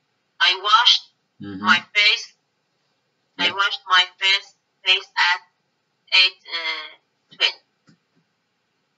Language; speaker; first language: English; non-native, learner; Persian